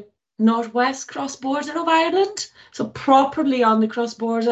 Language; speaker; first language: English; non-native, fluent; Italian